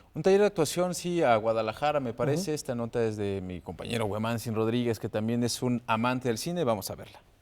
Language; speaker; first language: Spanish; native; Spanish